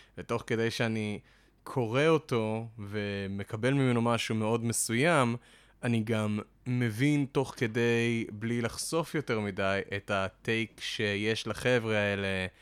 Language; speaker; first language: Hebrew; native; Hebrew